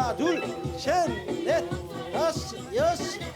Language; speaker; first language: Korean; native; Korean